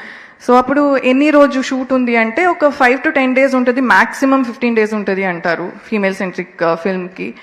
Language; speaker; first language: Telugu; non-native, local second language; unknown